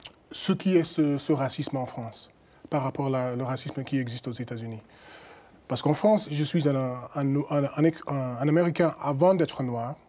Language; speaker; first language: French; non-native, fluent; English